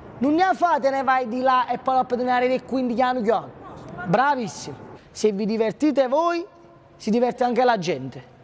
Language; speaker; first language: Italian; native; Italian